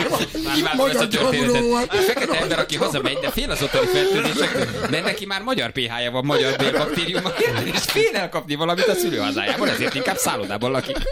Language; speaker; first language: Hungarian; native; Hungarian